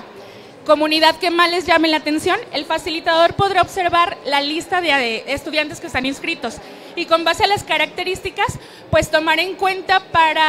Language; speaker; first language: Spanish; native; Spanish